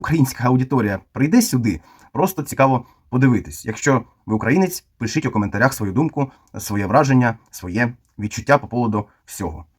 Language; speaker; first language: Ukrainian; non-native, local second language; Russian